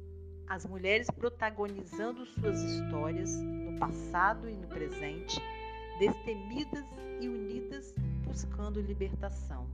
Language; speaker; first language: Portuguese; native; Portuguese